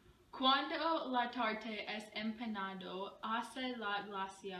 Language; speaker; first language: Spanish; non-native, learner; English